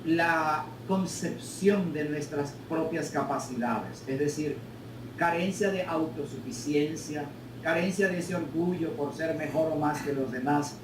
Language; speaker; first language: Spanish; native; Spanish